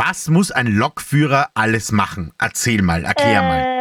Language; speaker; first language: German; native; German